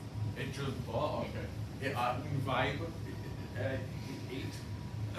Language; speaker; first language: Italian; non-native, learner; English